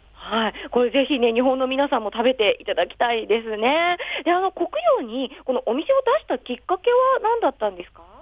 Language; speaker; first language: Japanese; native; Japanese